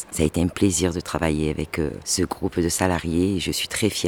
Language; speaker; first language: French; native; French